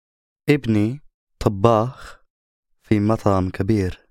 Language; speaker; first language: Arabic; non-native, learner; English